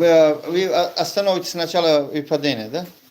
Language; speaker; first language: Russian; non-native, learner; Tajik